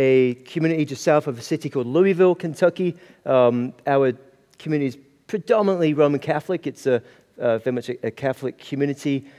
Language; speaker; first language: English; native; English